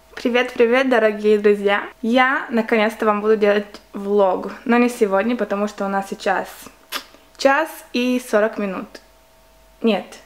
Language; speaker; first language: Russian; early bilingual, heritage; Russian